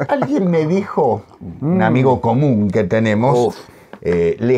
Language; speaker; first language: Spanish; native; Spanish